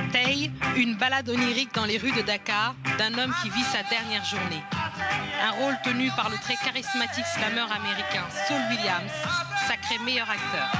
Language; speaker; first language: French; native; French